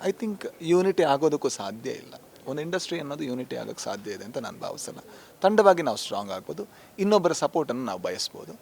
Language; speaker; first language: Kannada; non-native, local second language; Tulu